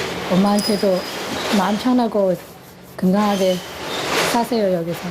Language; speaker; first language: Korean; non-native, learner; Chinese